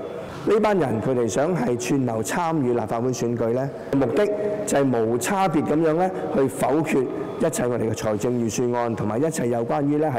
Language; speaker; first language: Chinese; non-native, local second language; Cantonese